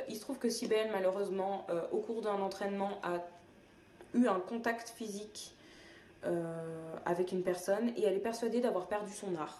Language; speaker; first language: French; native; French